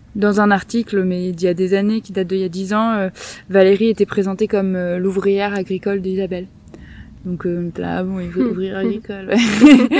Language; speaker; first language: French; native; French